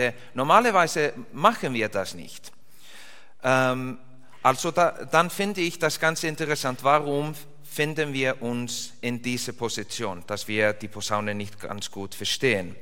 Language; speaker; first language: German; non-native, learner; Icelandic